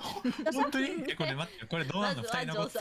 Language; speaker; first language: Japanese; native; Japanese